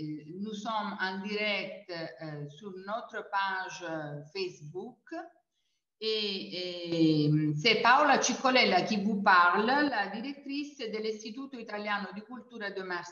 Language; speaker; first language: French; non-native, fluent; Italian